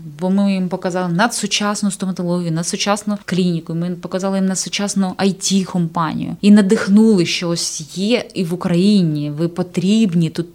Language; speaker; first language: Ukrainian; native; Ukrainian